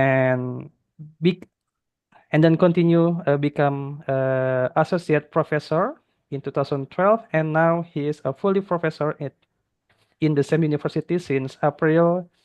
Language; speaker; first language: English; non-native, fluent; Indonesian